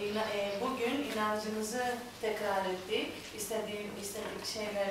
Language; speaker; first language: Turkish; non-native, learner; Greek